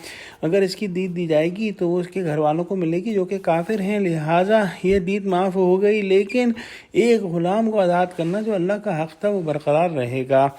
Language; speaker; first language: Urdu; native; Urdu